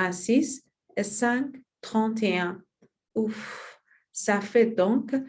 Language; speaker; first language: French; non-native, learner; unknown